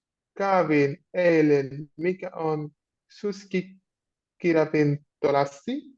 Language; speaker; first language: Finnish; non-native, learner; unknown